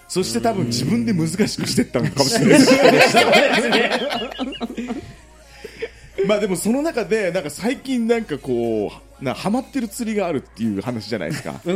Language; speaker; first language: Japanese; native; Japanese